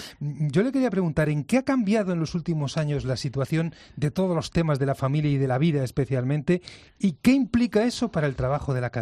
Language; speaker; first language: Spanish; native; Spanish